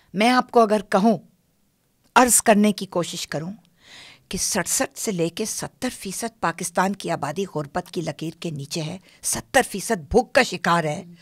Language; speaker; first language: Urdu; non-native, local second language; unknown